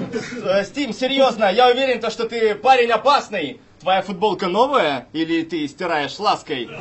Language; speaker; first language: Russian; native; Russian